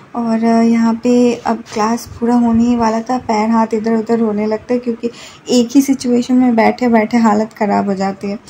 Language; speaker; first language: Hindi; native; Hindi